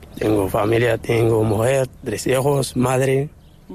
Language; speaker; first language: Spanish; non-native, learner; Arabic